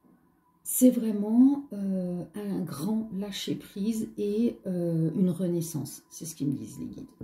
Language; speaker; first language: French; native; French